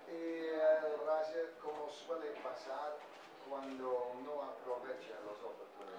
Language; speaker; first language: Spanish; non-native, fluent; English